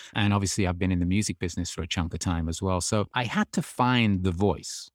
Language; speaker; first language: English; native; English